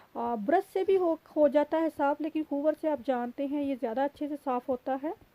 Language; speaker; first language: Urdu; native; Urdu